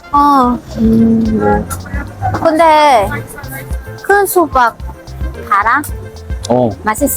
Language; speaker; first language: Korean; non-native, learner; Vietnamese